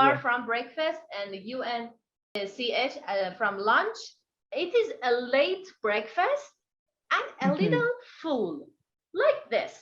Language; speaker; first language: English; non-native, fluent; Persian